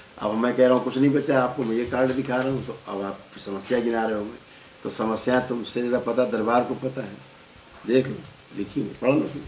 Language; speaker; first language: Hindi; native; Hindi